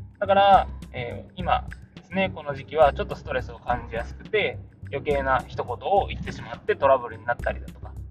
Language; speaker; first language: Japanese; native; Japanese